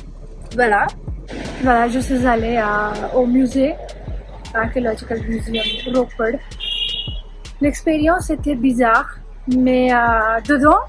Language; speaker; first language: French; non-native, learner; Punjabi